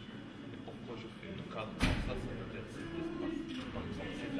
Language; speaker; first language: French; non-native, local second language; Arabic